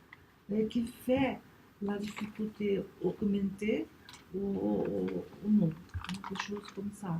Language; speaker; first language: French; non-native, learner; Portuguese